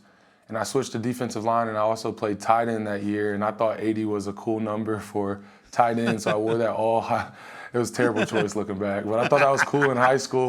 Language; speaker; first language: English; native; English